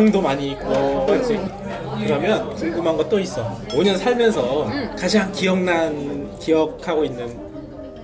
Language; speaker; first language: Korean; non-native, fluent; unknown